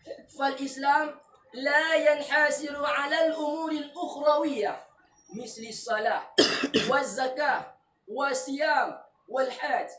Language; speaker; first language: Arabic; non-native, learner; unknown